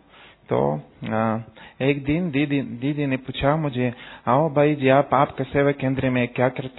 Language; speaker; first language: Hindi; non-native, learner; Russian